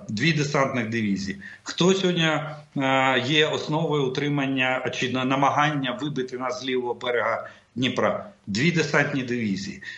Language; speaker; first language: Ukrainian; non-native, local second language; Russian